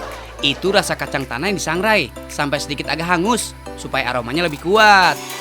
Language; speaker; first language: Indonesian; native; Indonesian